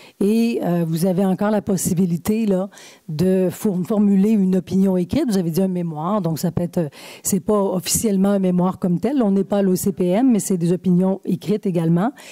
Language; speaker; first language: French; native; French